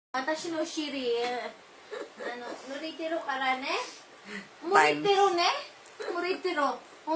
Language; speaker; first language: Japanese; non-native, learner; Filipino